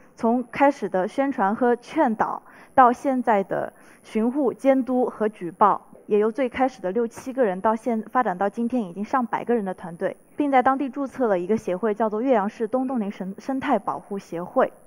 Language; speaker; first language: Chinese; native; Chinese